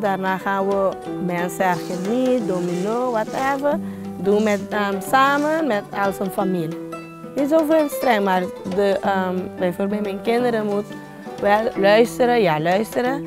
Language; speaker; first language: Dutch; non-native, local second language; Papiamento